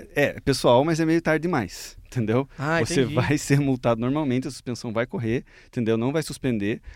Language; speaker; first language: Portuguese; native; Portuguese